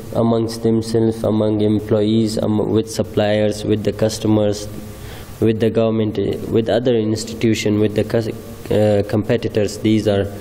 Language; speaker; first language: English; non-native, fluent; Persian